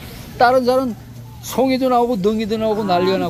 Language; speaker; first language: Korean; native; Korean